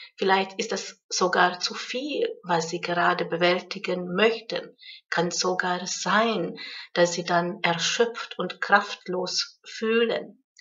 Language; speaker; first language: German; non-native, fluent; Hungarian